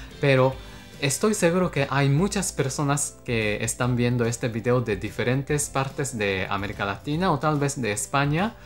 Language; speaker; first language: Spanish; non-native, fluent; Japanese